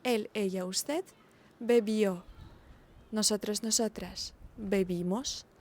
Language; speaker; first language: Spanish; non-native, fluent; Ukrainian